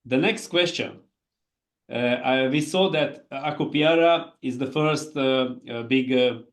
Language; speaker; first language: English; non-native, fluent; Hungarian